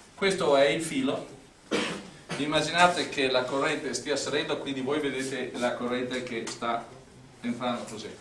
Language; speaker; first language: Italian; non-native, fluent; English